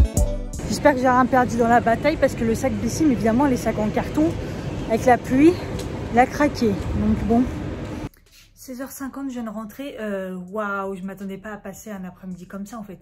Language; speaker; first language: French; native; French